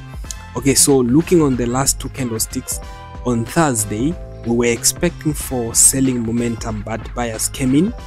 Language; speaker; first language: English; non-native, local second language; Swahili